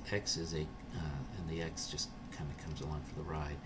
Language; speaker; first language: English; native; English